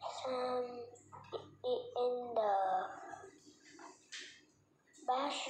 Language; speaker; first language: English; non-native, learner; Vietnamese